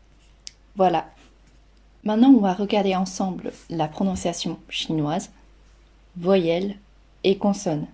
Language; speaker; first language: French; non-native, fluent; Chinese